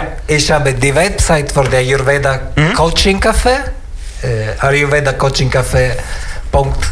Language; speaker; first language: German; non-native, learner; Italian